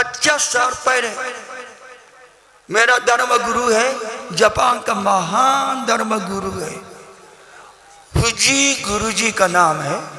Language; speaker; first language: Hindi; non-native, learner; Japanese